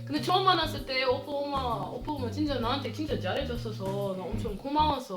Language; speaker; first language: Korean; non-native, learner; English